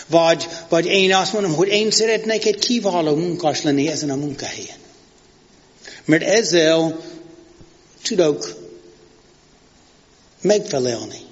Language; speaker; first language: Hungarian; non-native, fluent; English